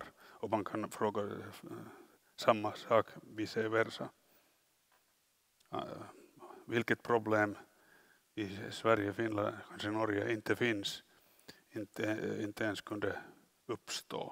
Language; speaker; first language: Swedish; non-native, local second language; Finnish